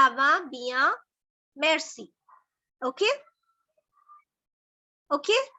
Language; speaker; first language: French; non-native, learner; Hindi